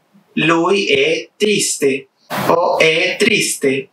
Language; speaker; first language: Italian; non-native, learner; Spanish